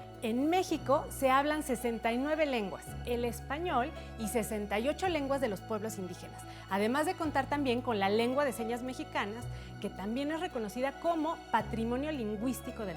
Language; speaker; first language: Spanish; native; Spanish